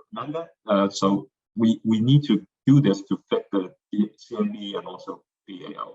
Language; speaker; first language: English; non-native, fluent; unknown